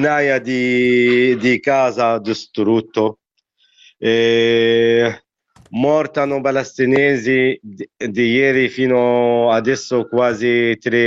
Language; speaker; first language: Italian; non-native, learner; Arabic